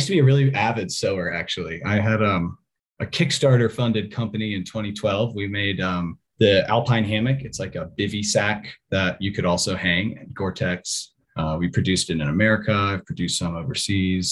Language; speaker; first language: English; native; English